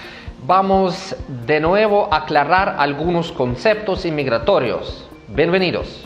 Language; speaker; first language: Spanish; non-native, fluent; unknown